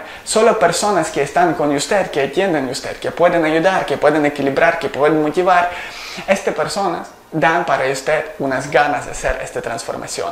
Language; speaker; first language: Spanish; non-native, learner; Ukrainian